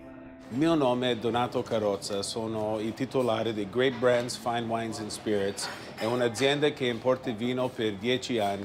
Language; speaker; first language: Italian; early bilingual, heritage; Italian